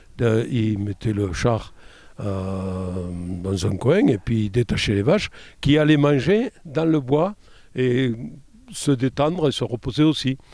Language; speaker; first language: French; native; French